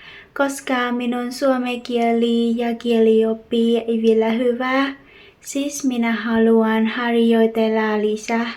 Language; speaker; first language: Finnish; non-native, learner; Vietnamese